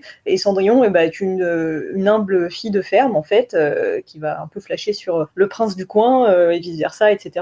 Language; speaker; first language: French; native; French